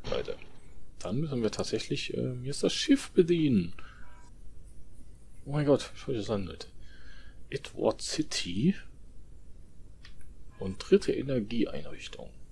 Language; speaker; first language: German; native; German